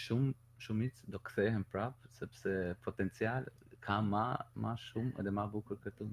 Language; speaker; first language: Albanian; non-native, learner; German